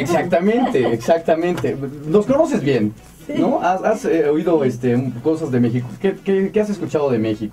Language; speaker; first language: Spanish; native; Spanish